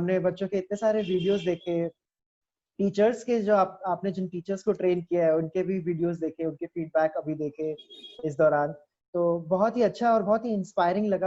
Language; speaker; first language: Hindi; native; Hindi